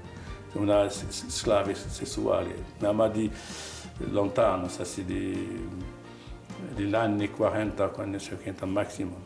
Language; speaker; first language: Italian; non-native, learner; Arabic